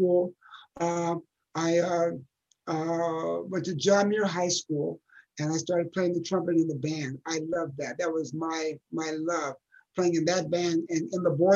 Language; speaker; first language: English; native; English